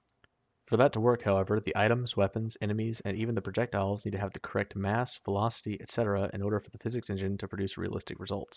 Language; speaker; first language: English; native; English